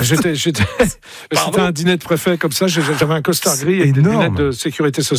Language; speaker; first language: French; native; French